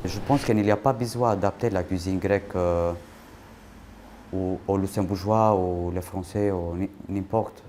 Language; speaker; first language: French; non-native, fluent; Greek